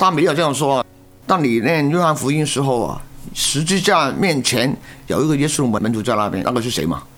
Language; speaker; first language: Chinese; non-native, local second language; Cantonese